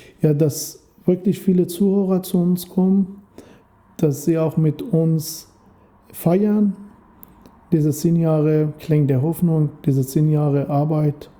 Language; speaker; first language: German; non-native, fluent; Persian